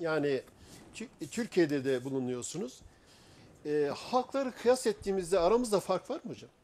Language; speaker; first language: Turkish; native; Turkish